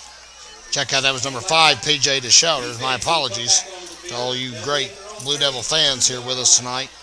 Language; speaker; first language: English; native; English